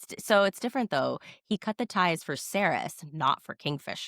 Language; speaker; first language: English; native; English